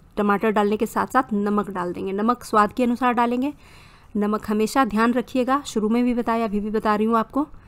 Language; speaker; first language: Hindi; native; Hindi